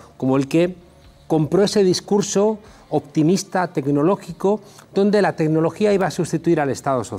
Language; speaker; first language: Spanish; native; Spanish